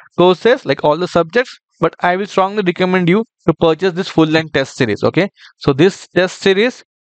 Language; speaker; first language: English; non-native, local second language; Marathi